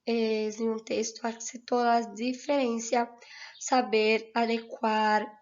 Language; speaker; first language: Spanish; non-native, fluent; Portuguese